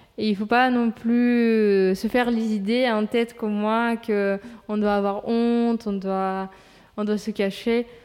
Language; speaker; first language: French; non-native, fluent; Russian